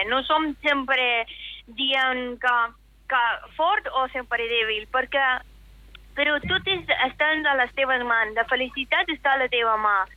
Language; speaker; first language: Catalan; non-native, fluent; Persian